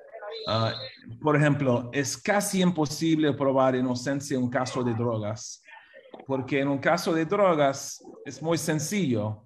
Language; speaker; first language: Spanish; non-native, fluent; English